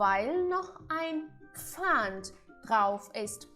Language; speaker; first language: German; non-native, fluent; Ukrainian